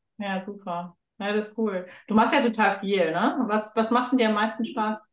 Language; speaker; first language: German; native; German